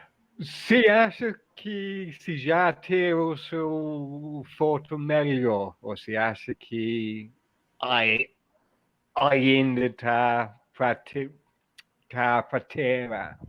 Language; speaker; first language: Portuguese; non-native, learner; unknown